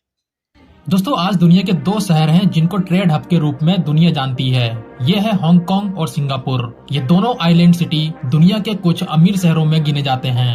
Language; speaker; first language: Hindi; native; Hindi